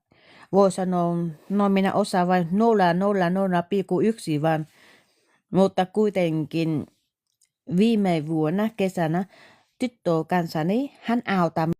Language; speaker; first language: Finnish; non-native, learner; Vietnamese